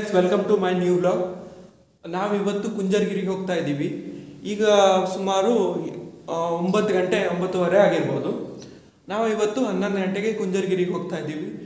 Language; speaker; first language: Kannada; native; Kannada